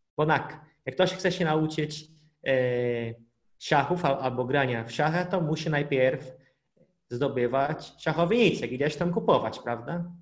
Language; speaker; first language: Polish; non-native, fluent; Portuguese